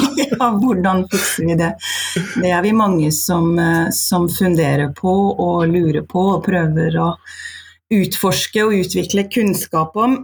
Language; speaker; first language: Norwegian; native; Norwegian